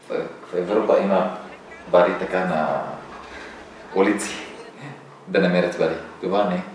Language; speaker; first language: Bulgarian; non-native, learner; Arabic